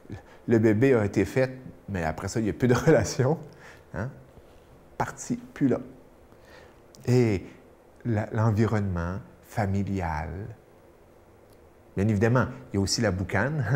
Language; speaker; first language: French; native; French